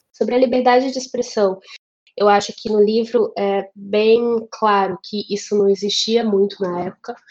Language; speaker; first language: Portuguese; native; Portuguese